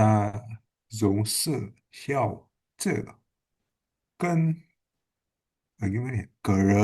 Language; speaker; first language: Chinese; non-native, learner; Indonesian